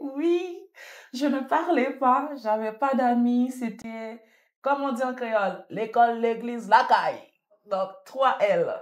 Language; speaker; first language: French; non-native, local second language; Haitian Creole